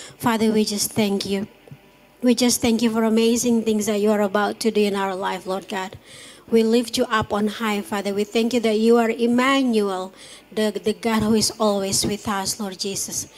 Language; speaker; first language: English; non-native, fluent; Indonesian